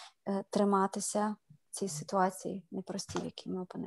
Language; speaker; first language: Ukrainian; native; Ukrainian